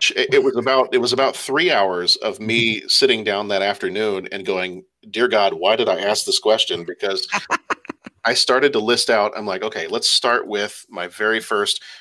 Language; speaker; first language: English; native; English